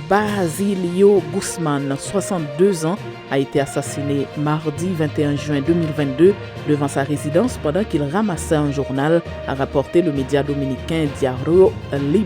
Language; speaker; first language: French; non-native, local second language; Haitian Creole